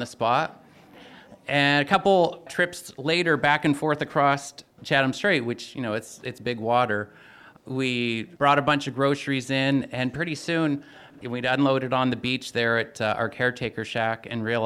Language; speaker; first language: English; native; English